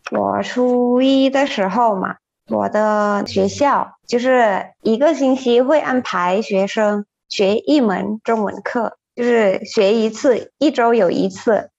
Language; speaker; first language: Chinese; non-native, fluent; Thai